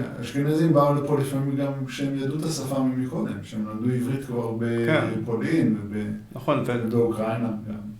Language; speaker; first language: Hebrew; native; Hebrew